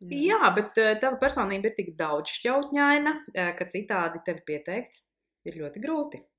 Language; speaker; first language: Latvian; native; Latvian